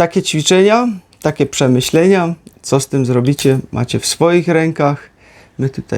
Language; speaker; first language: Polish; native; Polish